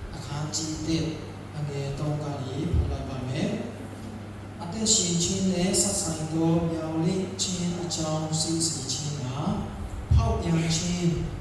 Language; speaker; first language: Burmese; non-native, local second language; Tedim Chin